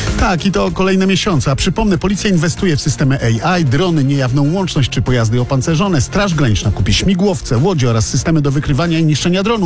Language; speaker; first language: Polish; native; Polish